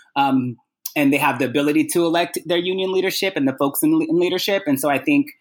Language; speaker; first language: English; native; English